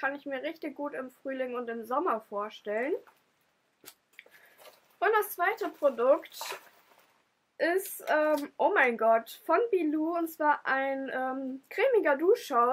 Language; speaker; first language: German; native; German